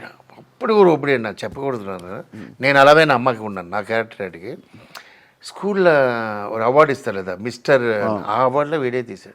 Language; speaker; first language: Telugu; non-native, local second language; Tamil